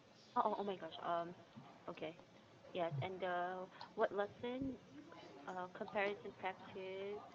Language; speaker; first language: English; non-native, fluent; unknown